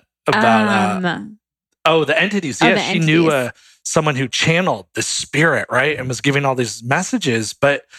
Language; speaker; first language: English; native; English